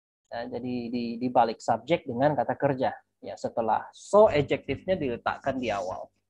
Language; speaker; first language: English; non-native, fluent; Indonesian